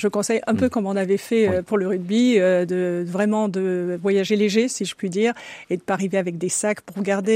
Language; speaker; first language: French; native; French